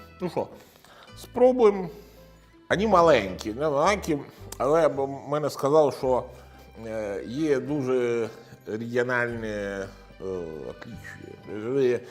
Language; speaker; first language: Ukrainian; non-native, learner; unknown